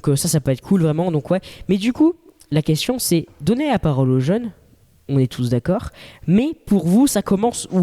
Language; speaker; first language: French; native; French